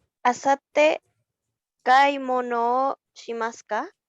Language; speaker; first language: Japanese; non-native, learner; Spanish